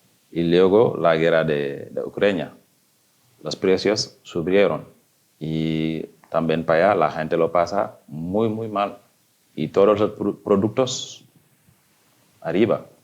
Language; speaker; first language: Spanish; non-native, fluent; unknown